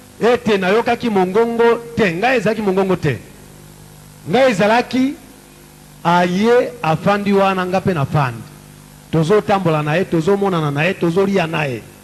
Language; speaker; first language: Lingala; native; Lingala